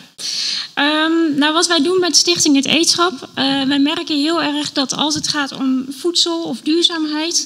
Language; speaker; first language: Dutch; native; Dutch